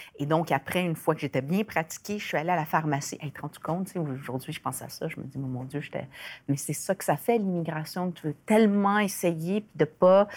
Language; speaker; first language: French; early bilingual, other home language; Spanish